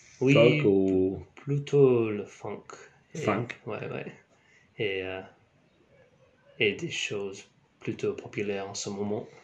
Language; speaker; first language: French; non-native, learner; English